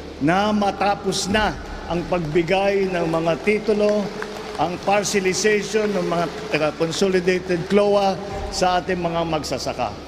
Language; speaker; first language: Filipino; native; Filipino